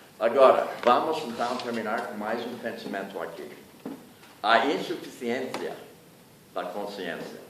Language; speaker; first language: Portuguese; non-native, fluent; English